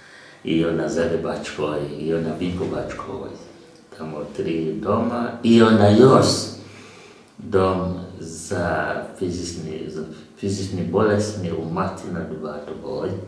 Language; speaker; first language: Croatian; non-native, learner; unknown